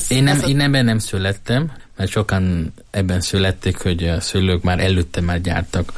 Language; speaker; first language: Hungarian; non-native, learner; Spanish